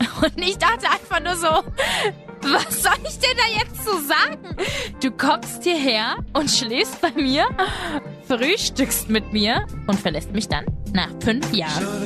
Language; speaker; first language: German; early bilingual, other home language; Spanish